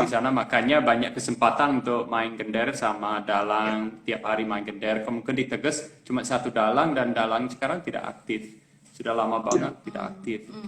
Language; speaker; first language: Indonesian; non-native, fluent; English